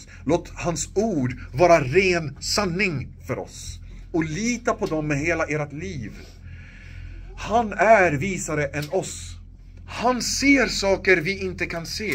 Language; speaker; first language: Swedish; non-native, local second language; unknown